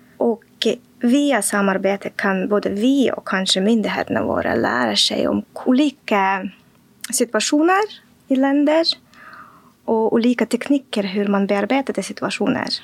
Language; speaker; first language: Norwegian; non-native, fluent; Russian